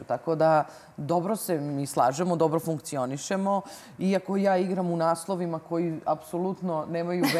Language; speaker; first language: Serbian; native; Serbian